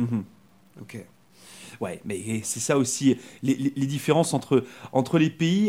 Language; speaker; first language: French; native; French